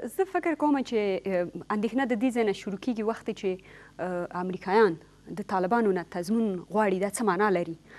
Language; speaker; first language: Pashto; non-native, local second language; Persian